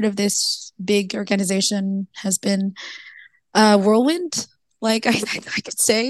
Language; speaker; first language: English; non-native, local second language; Cebuano